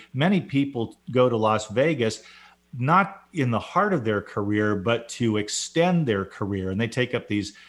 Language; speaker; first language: English; native; English